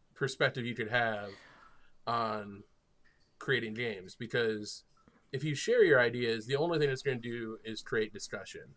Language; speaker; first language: English; native; English